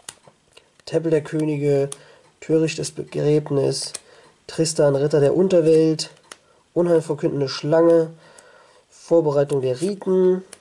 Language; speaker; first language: German; native; German